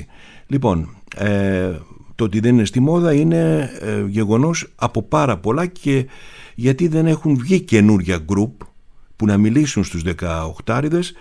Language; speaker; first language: Greek; native; Greek